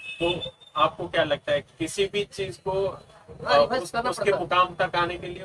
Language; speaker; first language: Hindi; native; Hindi